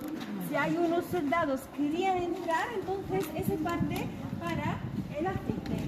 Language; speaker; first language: Spanish; non-native, fluent; Arabic